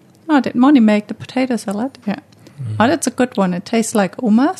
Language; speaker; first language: English; non-native, fluent; German